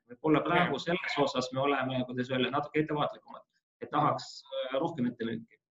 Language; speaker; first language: Estonian; non-native, local second language; Russian